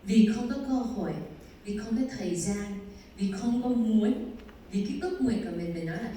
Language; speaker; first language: Vietnamese; early bilingual, heritage; Vietnamese